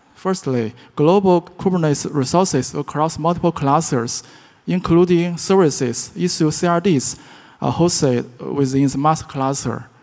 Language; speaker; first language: English; non-native, learner; Chinese